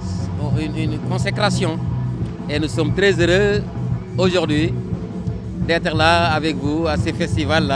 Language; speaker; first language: French; non-native, local second language; Wolof